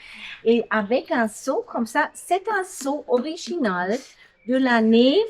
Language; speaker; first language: French; non-native, fluent; German